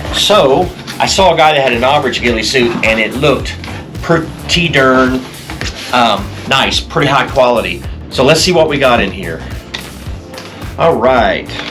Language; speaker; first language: English; native; English